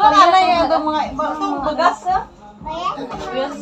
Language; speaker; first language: Filipino; non-native, local second language; Cebuano